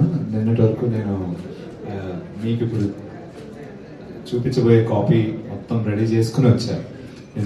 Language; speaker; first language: Telugu; native; Telugu